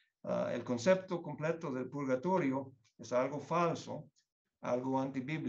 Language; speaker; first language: Spanish; non-native, fluent; English